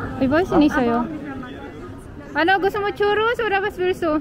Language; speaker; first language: German; non-native, learner; Filipino